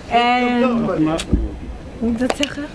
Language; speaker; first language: Dutch; early bilingual, other home language; Lingala